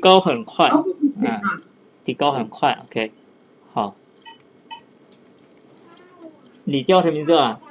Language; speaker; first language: Chinese; non-native, fluent; Lao